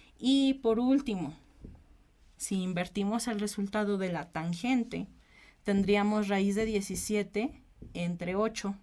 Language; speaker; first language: Spanish; native; Spanish